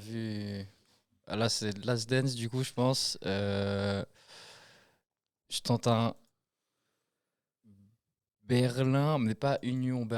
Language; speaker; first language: French; native; French